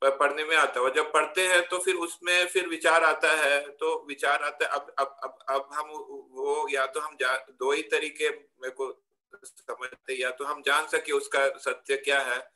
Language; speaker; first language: Hindi; non-native, local second language; Gujarati